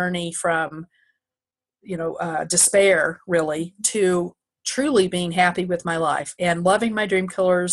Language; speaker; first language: English; native; English